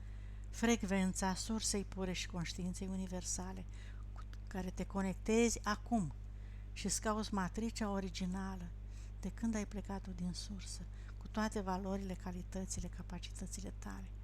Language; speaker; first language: Romanian; native; Romanian